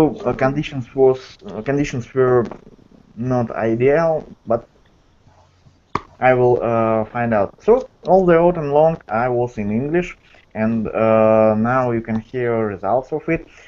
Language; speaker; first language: English; non-native, fluent; Russian